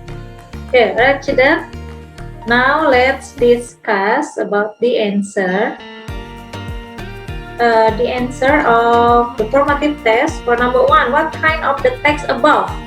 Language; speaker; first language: English; non-native, fluent; Indonesian